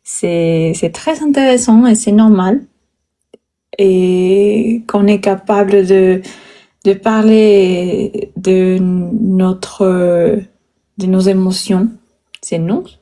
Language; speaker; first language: French; non-native, learner; Spanish